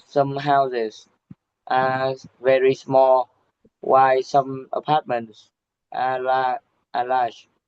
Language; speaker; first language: English; non-native, learner; Vietnamese